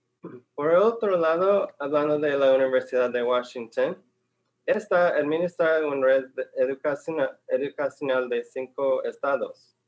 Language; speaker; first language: Spanish; non-native, fluent; English